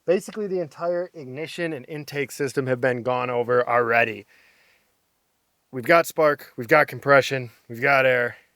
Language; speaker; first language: English; native; English